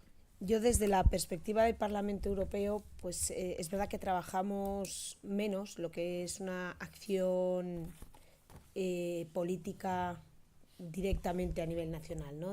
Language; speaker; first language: Spanish; native; Spanish